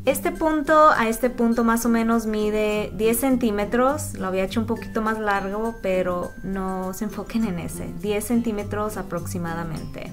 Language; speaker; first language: Spanish; native; Spanish